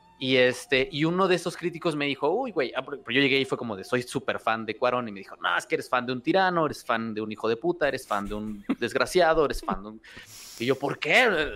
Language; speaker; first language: Spanish; native; Spanish